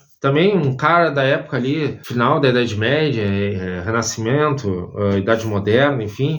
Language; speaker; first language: Portuguese; native; Portuguese